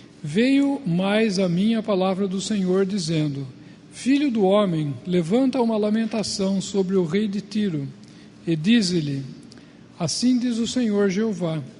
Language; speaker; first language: Portuguese; native; Portuguese